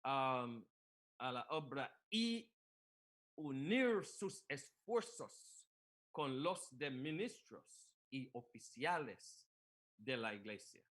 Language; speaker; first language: Spanish; non-native, learner; English